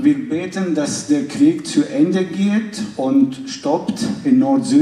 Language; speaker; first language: German; non-native, fluent; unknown